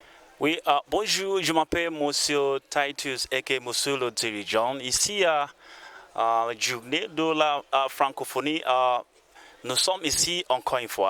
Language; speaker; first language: French; non-native, learner; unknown